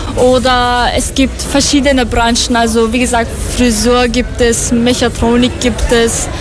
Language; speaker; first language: German; non-native, fluent; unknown